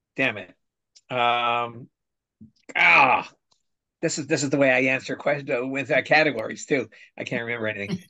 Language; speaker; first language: English; native; English